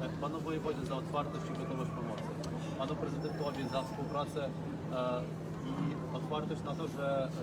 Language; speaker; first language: Polish; non-native, fluent; Ukrainian